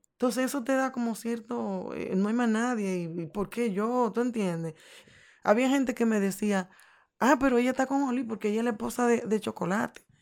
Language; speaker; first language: Spanish; native; Spanish